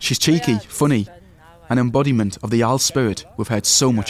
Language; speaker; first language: English; native; English